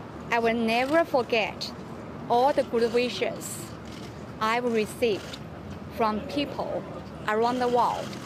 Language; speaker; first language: English; non-native, fluent; Chinese